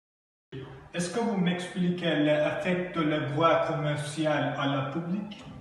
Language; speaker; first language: French; non-native, learner; Turkish